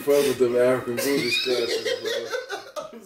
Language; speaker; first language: English; native; English